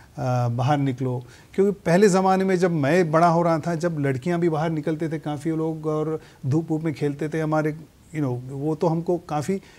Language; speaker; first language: Hindi; native; Hindi